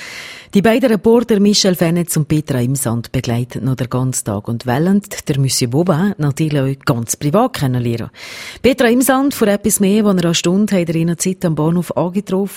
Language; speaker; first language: German; native; German